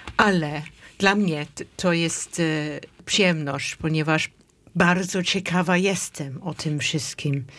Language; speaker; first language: Polish; non-native, fluent; English